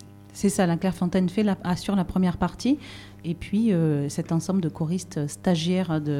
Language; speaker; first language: French; native; French